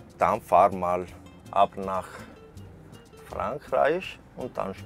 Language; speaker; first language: German; non-native, fluent; Italian